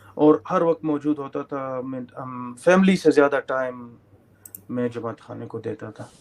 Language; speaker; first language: Urdu; non-native, local second language; Pashto